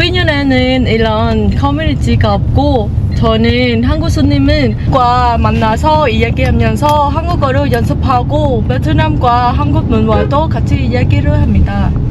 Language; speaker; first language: Korean; non-native, learner; Vietnamese